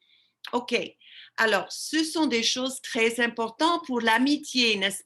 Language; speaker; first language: French; non-native, fluent; English